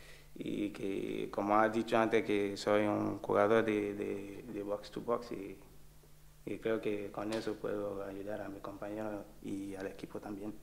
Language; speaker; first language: Spanish; non-native, learner; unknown